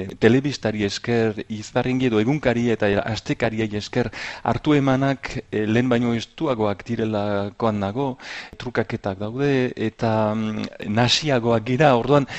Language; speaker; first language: Basque; non-native, local second language; French